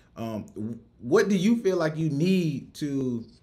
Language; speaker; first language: English; native; English